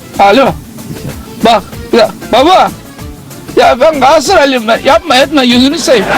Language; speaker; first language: Turkish; early bilingual, other home language; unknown